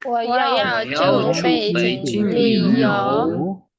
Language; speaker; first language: Chinese; non-native, learner; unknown